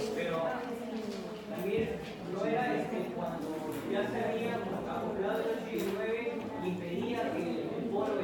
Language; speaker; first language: Spanish; native; Spanish